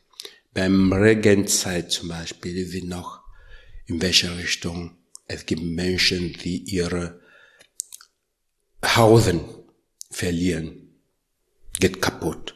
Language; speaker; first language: German; non-native, learner; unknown